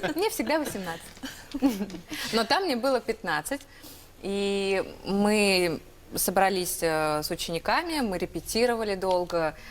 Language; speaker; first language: Russian; native; Russian